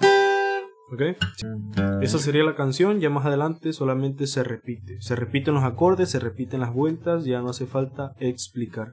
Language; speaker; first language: Spanish; native; Spanish